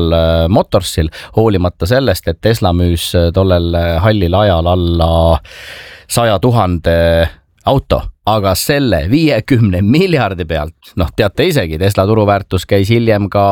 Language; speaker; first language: Estonian; native; Estonian